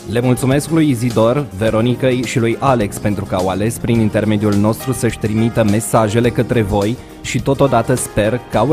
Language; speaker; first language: Romanian; native; Romanian